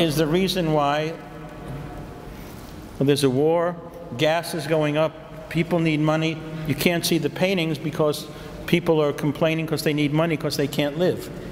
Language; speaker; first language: English; native; English